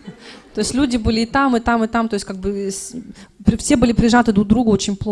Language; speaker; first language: Russian; native; Russian